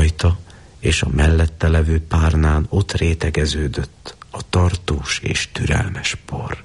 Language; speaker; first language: Hungarian; native; Hungarian